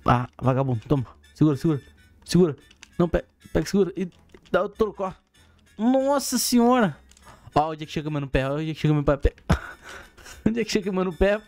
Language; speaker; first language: Portuguese; native; Portuguese